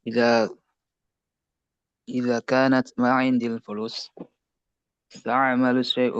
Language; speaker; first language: Arabic; non-native, learner; Indonesian